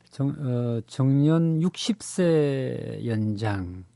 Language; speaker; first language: Korean; native; Korean